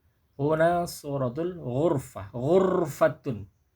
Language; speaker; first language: Arabic; non-native, fluent; Indonesian